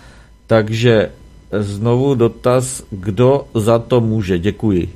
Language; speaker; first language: Czech; native; Czech